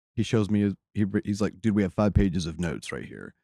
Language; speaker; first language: English; native; English